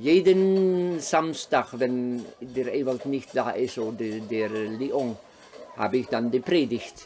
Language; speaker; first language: German; non-native, fluent; Dutch